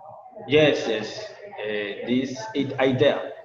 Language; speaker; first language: English; non-native, learner; Spanish